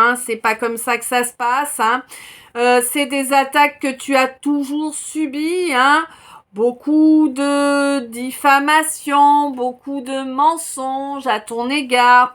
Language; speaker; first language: French; native; French